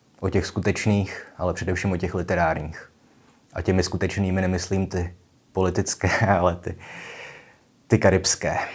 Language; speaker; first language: Czech; native; Czech